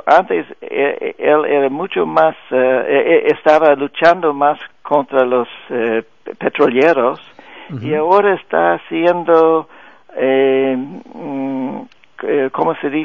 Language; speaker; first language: Spanish; non-native, fluent; English